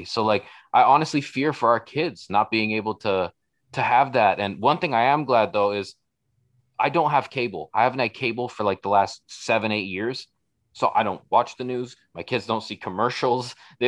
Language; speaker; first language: English; native; English